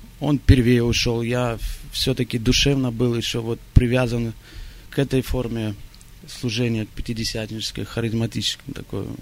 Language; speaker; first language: Russian; early bilingual, heritage; Russian